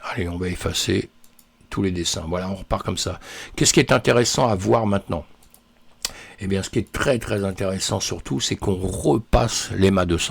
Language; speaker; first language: French; native; French